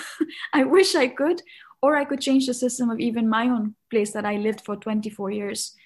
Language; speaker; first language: English; non-native, local second language; Nepali